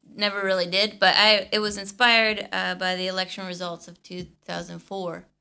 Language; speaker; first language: English; native; English